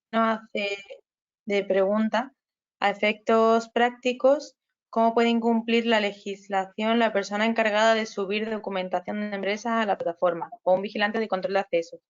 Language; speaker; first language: Spanish; native; Spanish